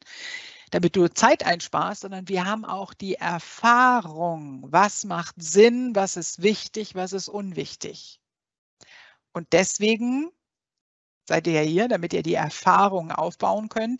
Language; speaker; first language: German; native; German